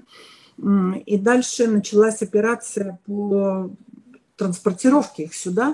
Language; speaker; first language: Russian; native; Russian